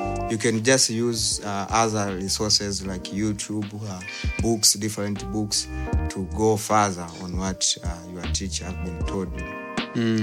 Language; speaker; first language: English; non-native, local second language; Swahili